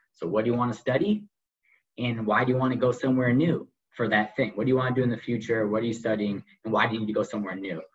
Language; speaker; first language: English; native; English